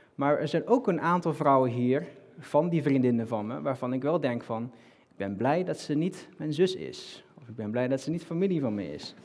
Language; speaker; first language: Dutch; native; Dutch